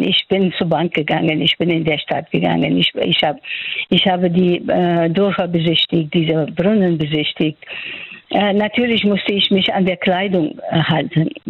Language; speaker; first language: German; non-native, fluent; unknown